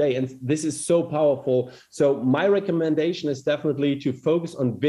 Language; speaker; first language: English; non-native, fluent; German